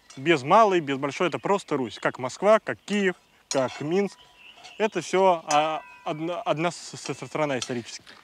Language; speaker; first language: Russian; non-native, fluent; English